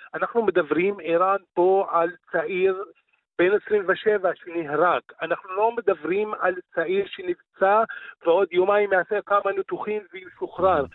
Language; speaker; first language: Hebrew; non-native, local second language; Arabic